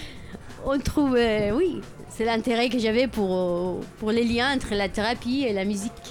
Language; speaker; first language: French; non-native, fluent; Spanish